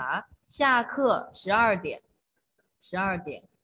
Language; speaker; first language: Chinese; non-native, fluent; Thai